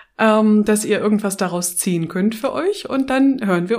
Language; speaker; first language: German; native; German